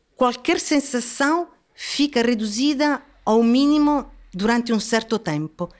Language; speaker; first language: Portuguese; non-native, fluent; Italian